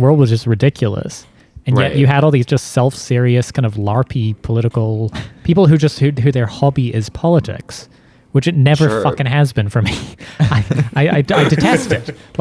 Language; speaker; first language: English; native; English